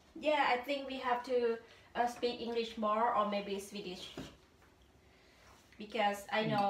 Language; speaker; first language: English; non-native, learner; Thai